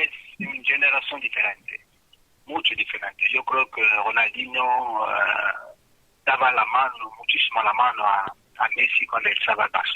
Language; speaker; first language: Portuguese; non-native, learner; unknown